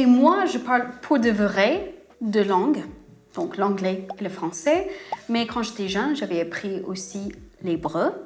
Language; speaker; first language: French; non-native, fluent; English